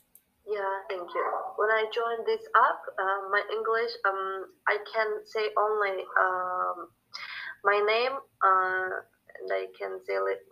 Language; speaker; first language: English; non-native, learner; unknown